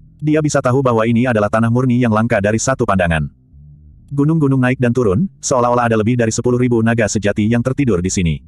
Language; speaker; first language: Indonesian; native; Indonesian